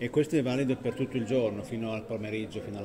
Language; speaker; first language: Italian; native; Italian